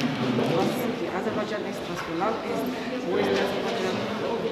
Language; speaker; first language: German; non-native, learner; Azerbaijani